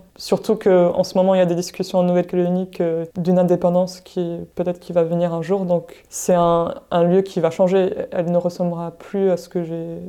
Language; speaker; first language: French; non-native, local second language; English